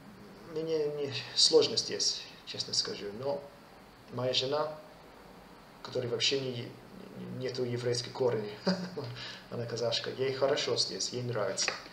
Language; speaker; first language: Russian; non-native, fluent; English